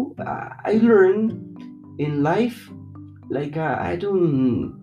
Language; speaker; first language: English; non-native, learner; Spanish